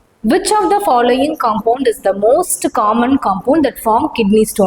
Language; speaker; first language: English; non-native, local second language; Tamil